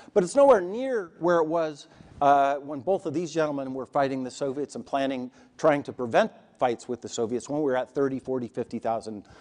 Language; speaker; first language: English; native; English